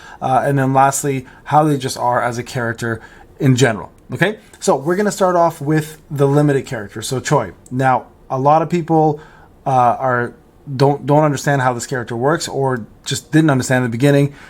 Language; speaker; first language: English; native; English